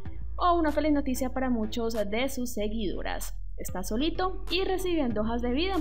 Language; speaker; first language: Spanish; native; Spanish